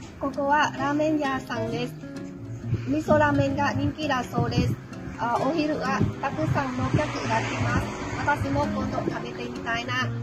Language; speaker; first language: Japanese; non-native, learner; Indonesian